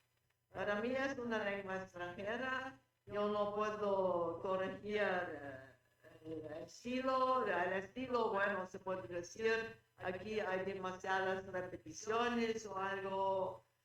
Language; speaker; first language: Spanish; non-native, fluent; German